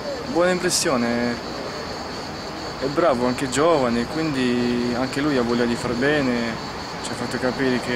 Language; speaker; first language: Italian; non-native, fluent; French